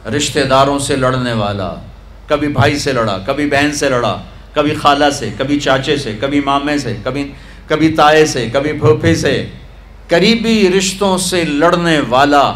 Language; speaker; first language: Urdu; non-native, local second language; Punjabi